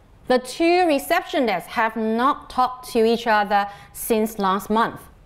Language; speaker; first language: English; non-native, local second language; Cantonese